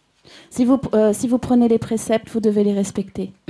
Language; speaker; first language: French; native; French